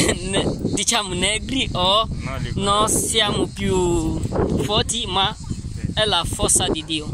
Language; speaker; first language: Italian; non-native, learner; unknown